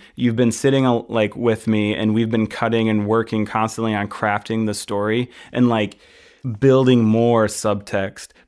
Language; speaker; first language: English; native; English